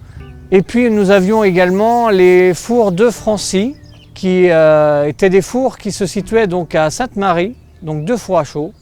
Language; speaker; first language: French; native; French